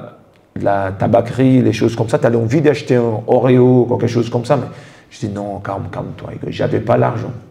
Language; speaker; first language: French; non-native, fluent; Portuguese